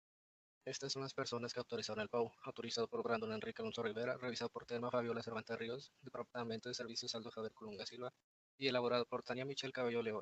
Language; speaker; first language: Spanish; native; Spanish